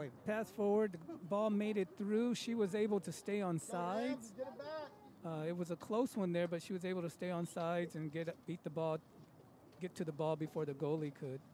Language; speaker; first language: English; native; English